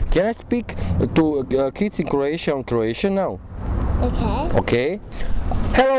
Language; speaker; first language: English; non-native, learner; Croatian